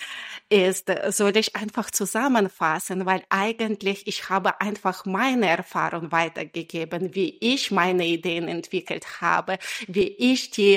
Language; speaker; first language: German; non-native, fluent; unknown